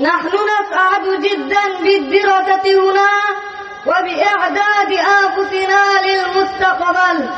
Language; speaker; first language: Arabic; non-native, learner; Bangla